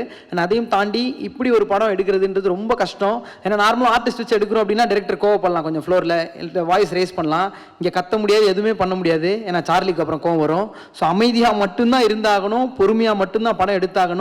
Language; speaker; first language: Tamil; native; Tamil